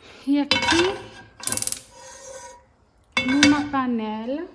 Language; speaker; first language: Portuguese; non-native, fluent; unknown